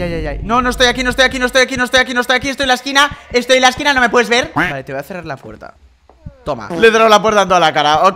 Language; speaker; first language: Spanish; native; Spanish